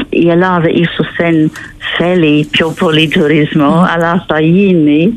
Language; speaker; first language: Greek; non-native, learner; English